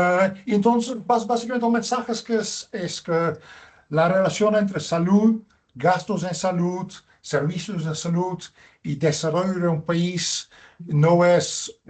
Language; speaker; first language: Spanish; non-native, fluent; Dutch